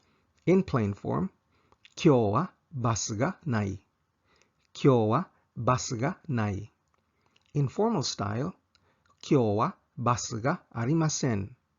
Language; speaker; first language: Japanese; non-native, fluent; English